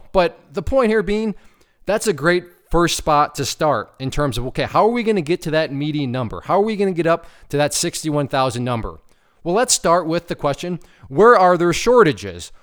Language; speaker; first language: English; native; English